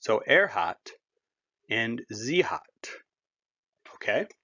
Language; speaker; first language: German; non-native, fluent; English